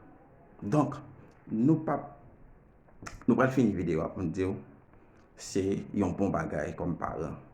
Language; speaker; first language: French; non-native, learner; Haitian Creole